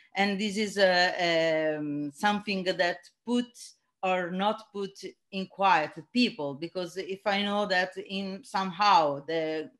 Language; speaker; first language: English; non-native, learner; Italian